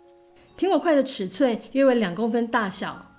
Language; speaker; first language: Chinese; native; Chinese